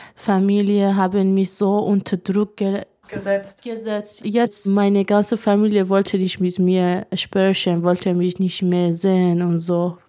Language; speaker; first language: German; non-native, fluent; Persian